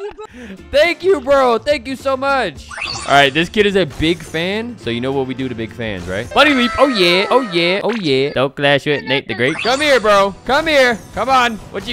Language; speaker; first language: English; native; English